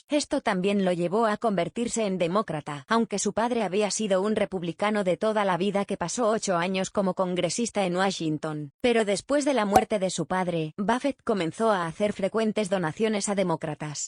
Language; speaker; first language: Spanish; native; Spanish